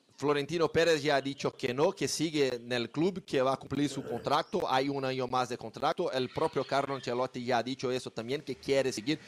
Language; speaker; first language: Spanish; non-native, fluent; Portuguese